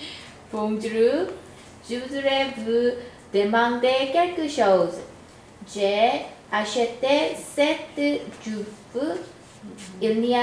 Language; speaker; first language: French; non-native, learner; Korean